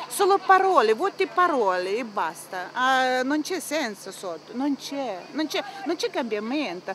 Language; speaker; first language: Italian; non-native, learner; Ukrainian